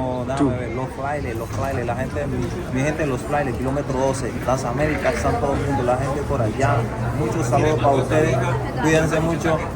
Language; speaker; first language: Spanish; native; Spanish